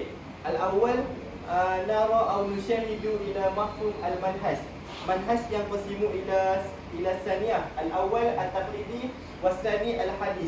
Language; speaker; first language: Arabic; non-native, learner; Malay